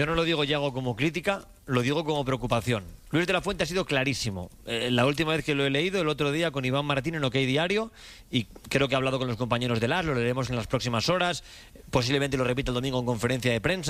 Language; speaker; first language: Spanish; native; Spanish